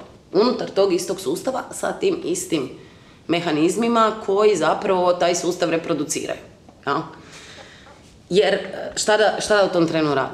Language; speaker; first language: Croatian; native; Croatian